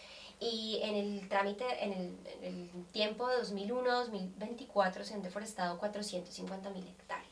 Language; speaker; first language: Spanish; native; Spanish